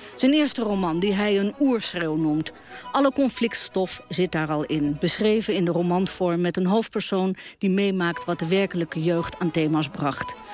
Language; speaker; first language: Dutch; native; Dutch